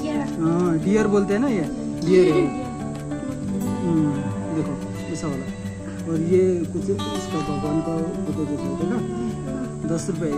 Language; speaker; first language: Hindi; non-native, learner; Nepali